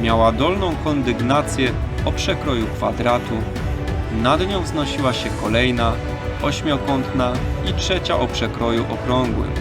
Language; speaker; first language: Polish; native; Polish